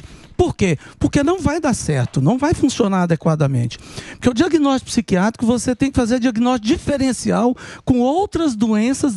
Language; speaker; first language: Portuguese; native; Portuguese